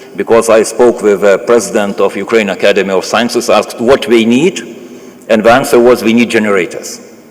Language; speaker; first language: English; non-native, fluent; Lithuanian